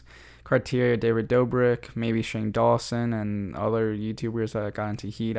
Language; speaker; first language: English; native; English